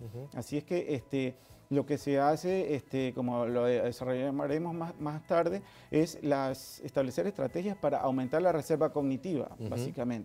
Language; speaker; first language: Spanish; native; Spanish